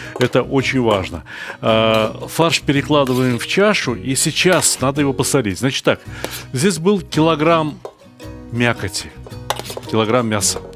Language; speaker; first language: Russian; native; Russian